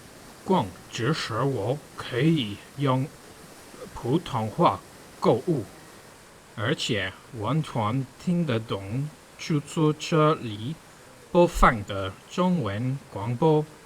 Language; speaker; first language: Chinese; non-native, learner; English